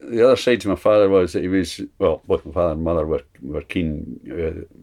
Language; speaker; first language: English; native; English